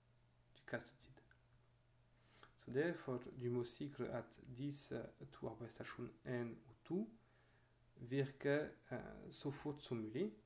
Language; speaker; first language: Norwegian; non-native, fluent; French